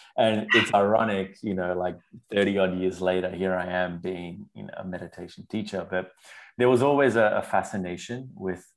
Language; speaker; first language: English; non-native, local second language; Sinhala